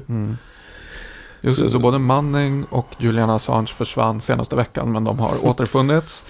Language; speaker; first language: Swedish; native; Swedish